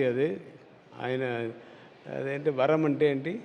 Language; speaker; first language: Telugu; non-native, learner; Tamil